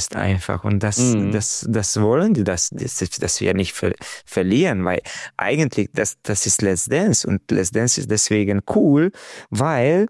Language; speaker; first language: German; non-native, learner; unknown